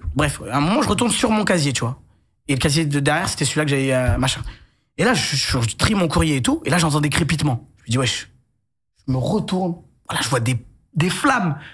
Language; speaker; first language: French; native; French